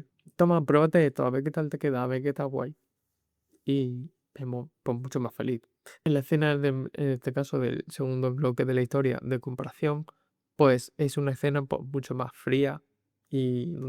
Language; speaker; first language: Spanish; native; Spanish